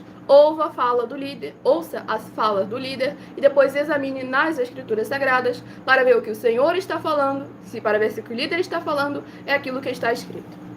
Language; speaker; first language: Portuguese; native; Portuguese